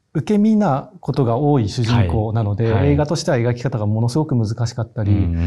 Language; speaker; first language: Japanese; native; Japanese